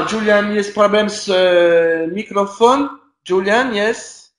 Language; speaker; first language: Russian; non-native, learner; French